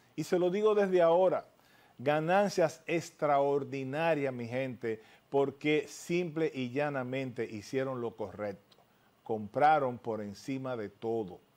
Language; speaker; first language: Spanish; native; Spanish